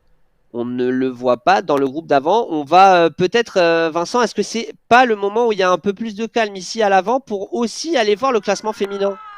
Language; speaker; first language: French; native; French